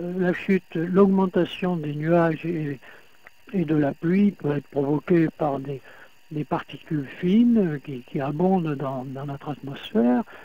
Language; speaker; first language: French; native; French